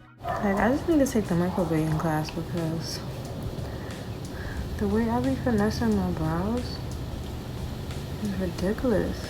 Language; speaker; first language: English; native; English